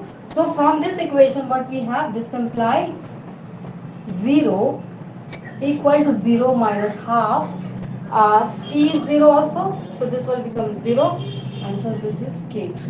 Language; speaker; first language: English; non-native, local second language; Hindi